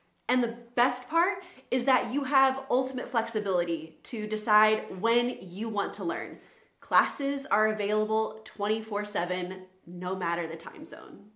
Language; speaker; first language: English; native; English